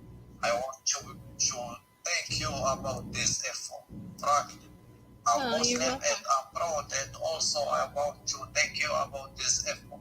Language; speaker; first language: English; non-native, learner; Arabic